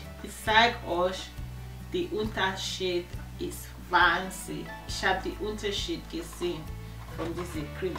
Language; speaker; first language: German; non-native, learner; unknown